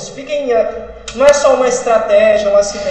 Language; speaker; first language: Portuguese; native; Portuguese